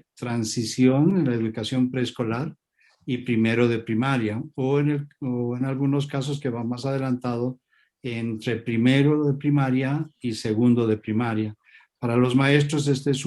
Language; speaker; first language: Spanish; native; Spanish